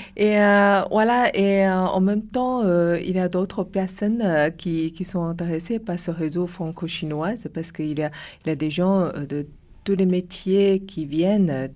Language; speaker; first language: French; non-native, fluent; Chinese